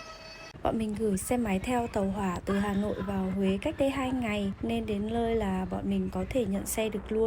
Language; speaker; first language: Vietnamese; native; Vietnamese